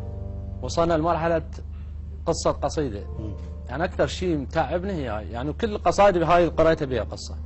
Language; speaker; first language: Arabic; native; Arabic